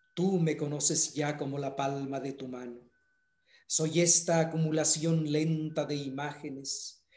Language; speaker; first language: Spanish; native; Spanish